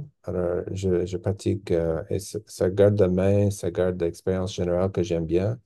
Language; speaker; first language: French; non-native, local second language; English